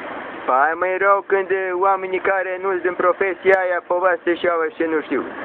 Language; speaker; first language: Romanian; early bilingual, heritage; Romanian